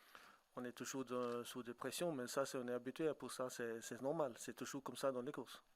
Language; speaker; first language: French; non-native, fluent; Swedish